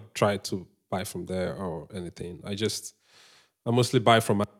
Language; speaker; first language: English; non-native, local second language; Igbo